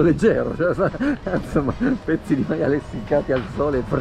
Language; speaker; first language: Italian; native; Italian